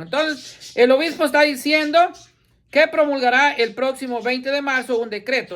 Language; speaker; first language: Spanish; native; Spanish